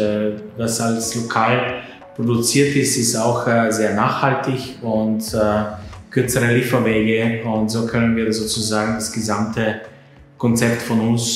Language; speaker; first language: German; non-native, fluent; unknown